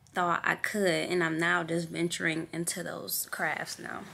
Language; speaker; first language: English; native; English